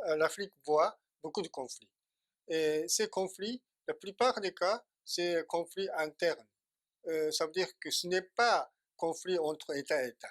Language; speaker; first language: French; non-native, fluent; Japanese